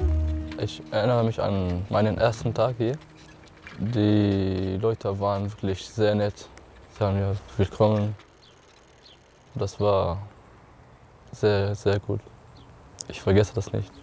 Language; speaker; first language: German; non-native, learner; Arabic